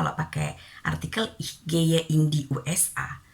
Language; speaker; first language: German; non-native, fluent; Indonesian